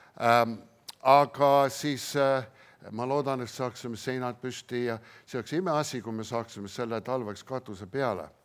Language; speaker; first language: Estonian; early bilingual, heritage; Estonian